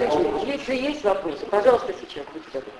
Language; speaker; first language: Russian; native; Russian